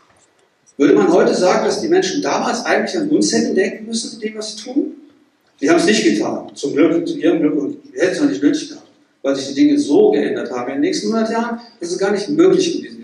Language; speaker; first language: German; native; German